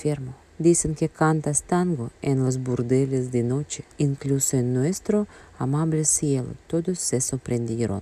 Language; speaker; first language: Spanish; non-native, fluent; Russian